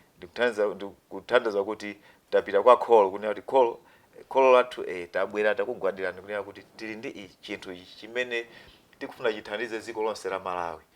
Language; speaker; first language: Nyanja; non-native, local second language; Tumbuka